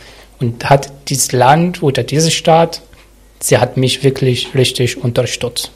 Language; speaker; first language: German; non-native, learner; Arabic